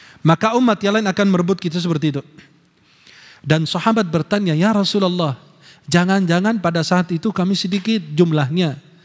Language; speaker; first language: Indonesian; non-native, fluent; Arabic